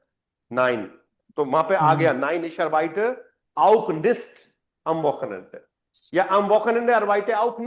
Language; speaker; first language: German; non-native, fluent; Hindi